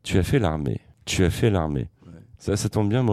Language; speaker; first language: French; native; French